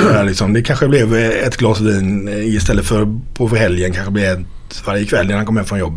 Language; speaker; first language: Swedish; native; Swedish